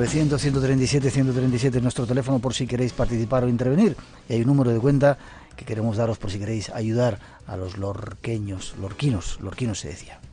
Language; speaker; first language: Spanish; native; Spanish